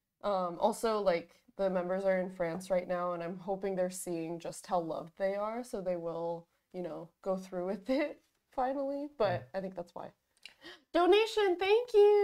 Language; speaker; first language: English; native; English